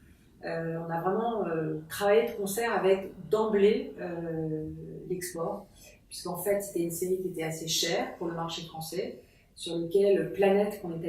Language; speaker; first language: French; native; French